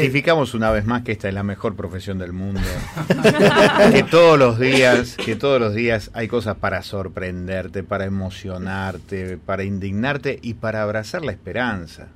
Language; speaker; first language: Spanish; native; Spanish